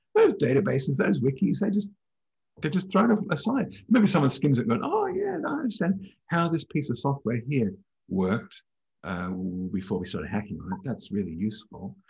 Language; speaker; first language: English; native; English